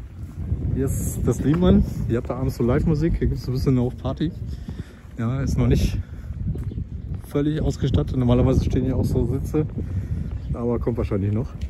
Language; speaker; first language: German; native; German